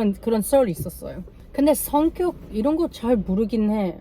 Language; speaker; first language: Korean; non-native, learner; English